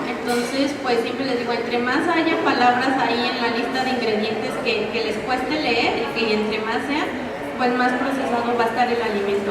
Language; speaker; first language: Spanish; native; Spanish